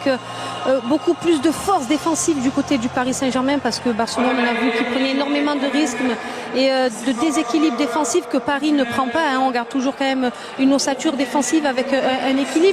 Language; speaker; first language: French; native; French